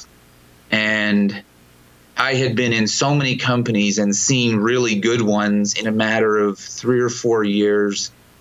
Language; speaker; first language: English; native; English